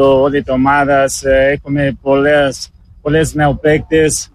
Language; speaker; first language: Greek; non-native, learner; Portuguese